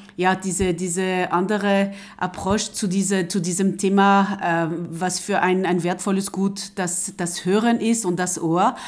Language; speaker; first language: German; non-native, fluent; French